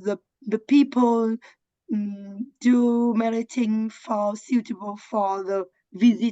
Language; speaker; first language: English; non-native, learner; Vietnamese